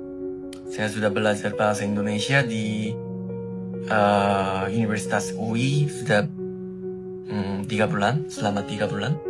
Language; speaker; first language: Indonesian; non-native, learner; Korean